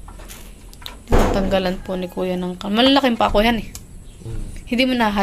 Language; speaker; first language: Filipino; native; Filipino